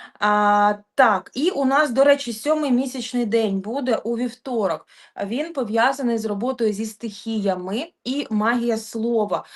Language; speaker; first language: Ukrainian; native; Ukrainian